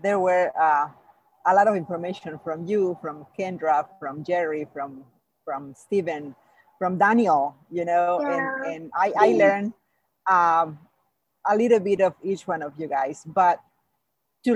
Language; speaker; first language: English; non-native, fluent; Spanish